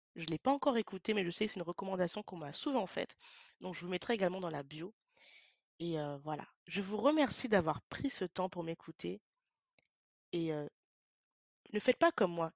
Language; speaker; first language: French; native; French